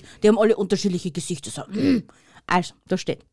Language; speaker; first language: German; native; German